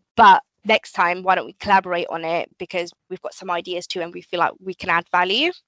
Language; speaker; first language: English; native; English